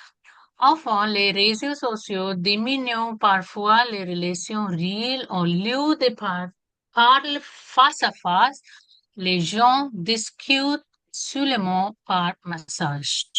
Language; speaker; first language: French; non-native, learner; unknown